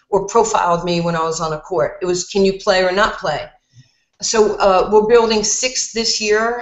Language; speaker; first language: English; native; English